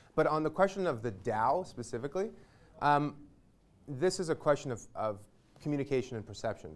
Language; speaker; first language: English; native; English